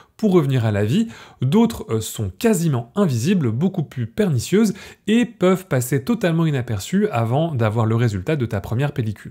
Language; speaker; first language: French; native; French